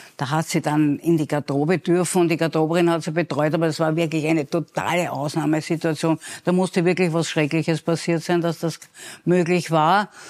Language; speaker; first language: German; native; German